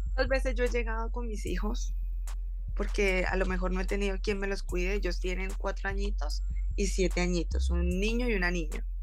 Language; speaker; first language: Spanish; native; Spanish